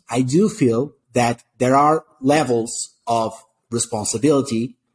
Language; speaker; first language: English; non-native, fluent; Portuguese